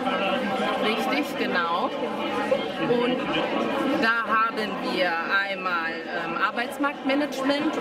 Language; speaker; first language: German; native; German